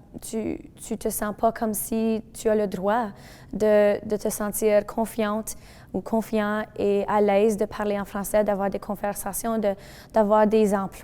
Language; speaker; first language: French; non-native, local second language; English